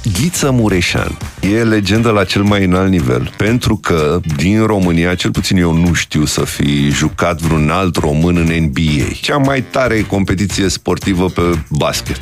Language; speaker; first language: Romanian; native; Romanian